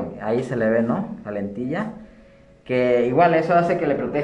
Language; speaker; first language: Spanish; native; Spanish